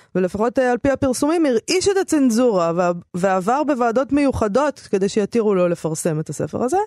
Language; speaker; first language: Hebrew; non-native, local second language; Arabic